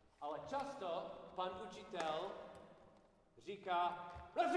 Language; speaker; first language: Czech; non-native, learner; English